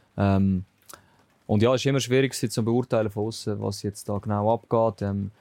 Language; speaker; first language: German; native; German